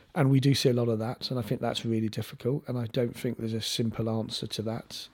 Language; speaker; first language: English; native; English